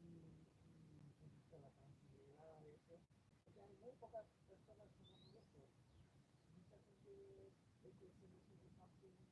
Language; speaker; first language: Spanish; non-native, fluent; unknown